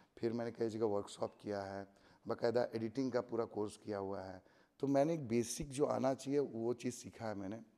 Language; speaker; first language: Hindi; native; Hindi